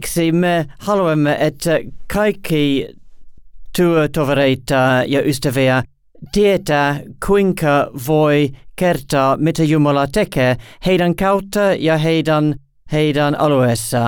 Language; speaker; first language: Finnish; non-native, learner; English